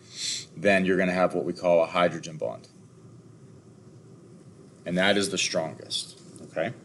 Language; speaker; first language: English; native; English